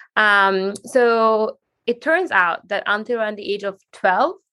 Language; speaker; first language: English; non-native, fluent; Hungarian